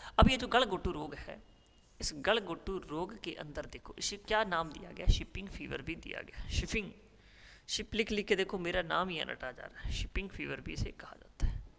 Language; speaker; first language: Hindi; non-native, local second language; Punjabi